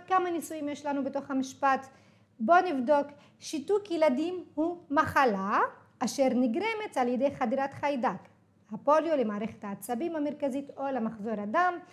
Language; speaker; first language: Hebrew; non-native, local second language; Arabic